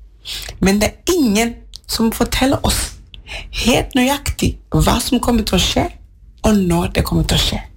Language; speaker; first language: Norwegian; non-native, fluent; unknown